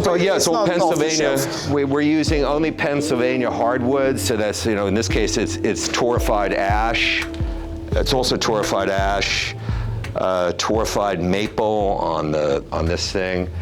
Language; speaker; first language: English; native; English